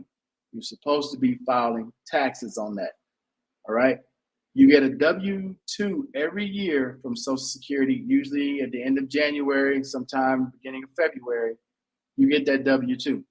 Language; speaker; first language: English; native; English